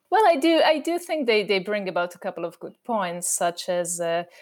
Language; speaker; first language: English; non-native, fluent; Hungarian